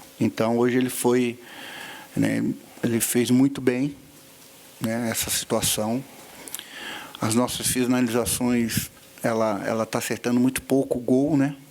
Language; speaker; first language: Portuguese; native; Portuguese